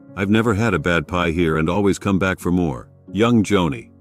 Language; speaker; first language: English; native; English